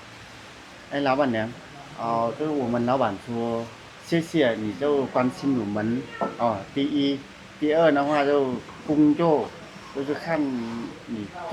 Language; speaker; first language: Chinese; non-native, fluent; Vietnamese